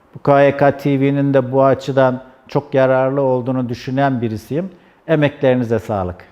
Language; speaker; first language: Turkish; native; Turkish